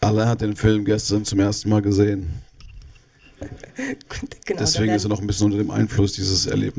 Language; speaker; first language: German; native; German